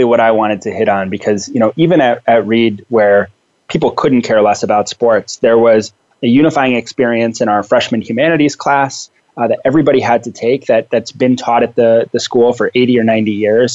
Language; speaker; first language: English; native; English